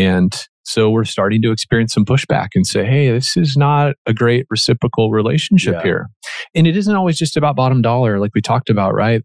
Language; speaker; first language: English; native; English